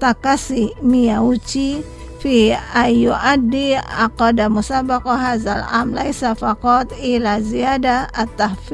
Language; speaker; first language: Arabic; non-native, fluent; Indonesian